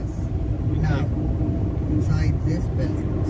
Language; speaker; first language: English; non-native, learner; Arabic